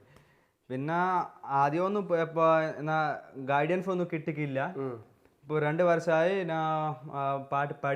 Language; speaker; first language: Malayalam; non-native, local second language; Bangla